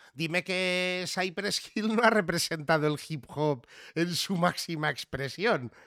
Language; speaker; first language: Spanish; native; Spanish